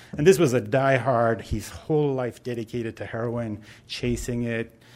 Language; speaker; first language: English; native; English